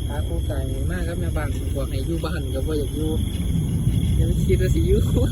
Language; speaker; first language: Thai; native; Thai